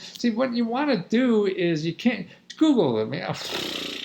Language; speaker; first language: English; native; English